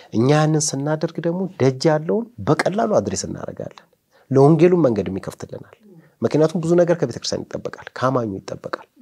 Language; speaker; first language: Amharic; native; Amharic